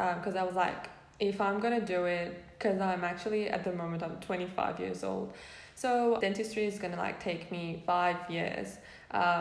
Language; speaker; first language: English; non-native, fluent; Persian